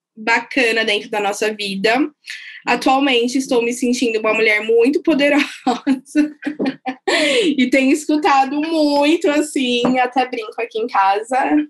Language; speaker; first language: Portuguese; native; Portuguese